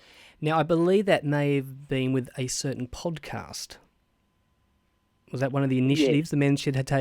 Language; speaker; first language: English; native; English